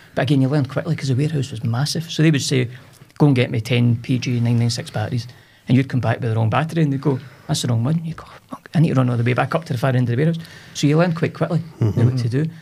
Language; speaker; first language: English; native; English